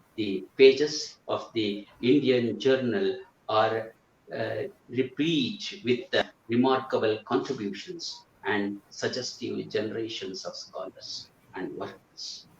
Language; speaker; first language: English; non-native, local second language; Kannada